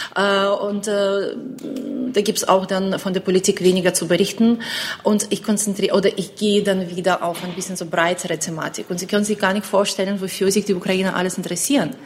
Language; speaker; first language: German; non-native, fluent; Ukrainian